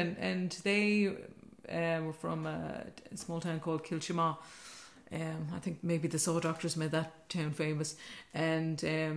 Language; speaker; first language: English; native; English